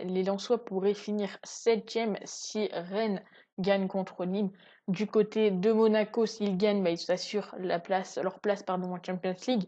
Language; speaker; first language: French; native; French